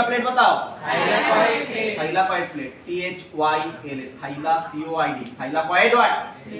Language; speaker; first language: Hindi; non-native, local second language; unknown